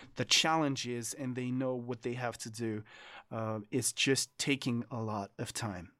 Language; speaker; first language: English; non-native, fluent; French